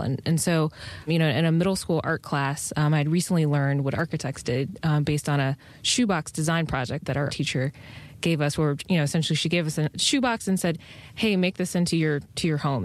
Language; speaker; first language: English; native; English